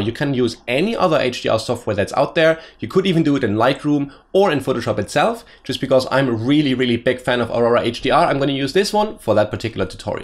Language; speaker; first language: English; non-native, fluent; German